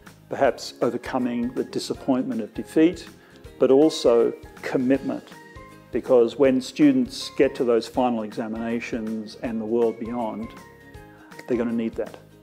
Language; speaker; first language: English; native; English